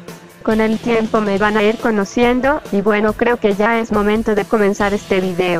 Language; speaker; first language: Spanish; native; Spanish